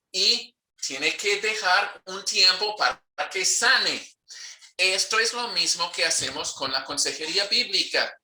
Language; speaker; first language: Spanish; non-native, fluent; English